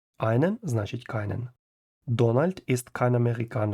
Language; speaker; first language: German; non-native, fluent; Ukrainian